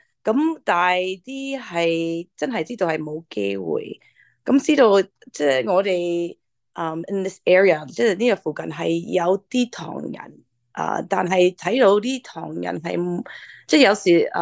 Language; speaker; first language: Cantonese; early bilingual, heritage; English